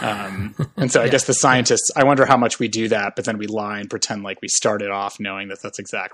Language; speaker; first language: English; native; English